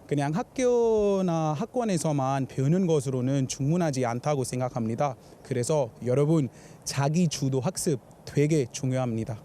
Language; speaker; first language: Korean; non-native, fluent; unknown